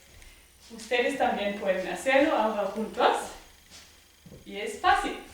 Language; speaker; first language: Spanish; non-native, fluent; German